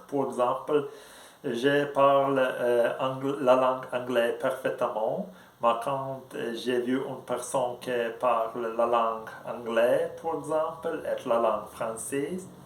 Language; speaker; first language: French; non-native, learner; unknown